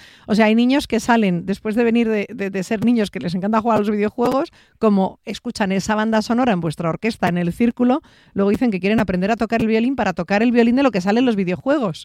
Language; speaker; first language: Spanish; native; Spanish